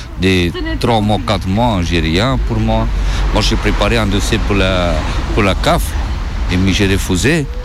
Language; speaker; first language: French; non-native, learner; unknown